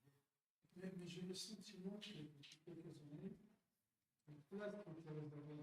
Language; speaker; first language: French; non-native, local second language; Arabic